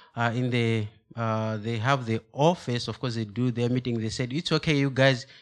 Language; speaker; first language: English; non-native, local second language; Nyanja